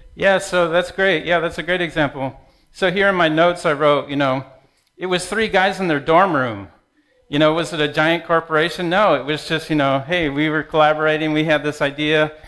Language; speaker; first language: English; native; English